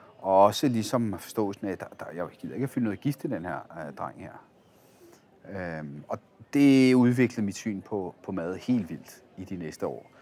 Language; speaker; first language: Danish; early bilingual, other home language; Italian